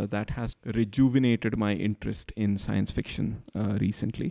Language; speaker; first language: English; non-native, local second language; Marathi